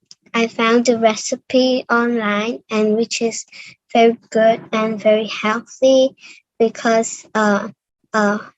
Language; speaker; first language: English; non-native, learner; Cantonese